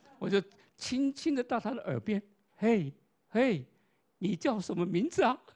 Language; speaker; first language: Chinese; non-native, local second language; Hakka Chinese